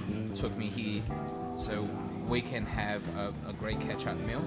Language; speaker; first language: English; native; English